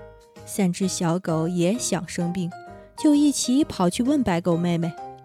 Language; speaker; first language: Chinese; native; Chinese